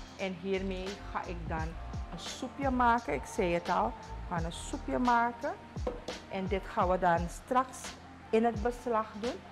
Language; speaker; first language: Dutch; native; Dutch